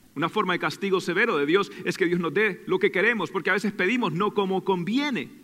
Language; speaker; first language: Spanish; native; Spanish